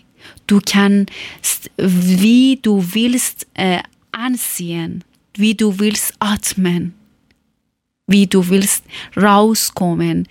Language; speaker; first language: German; non-native, learner; Persian